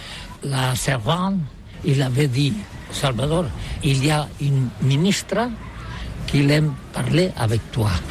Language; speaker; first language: French; non-native, learner; Catalan